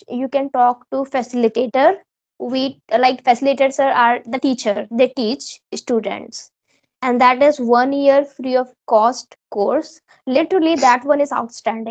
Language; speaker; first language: English; non-native, local second language; Hindi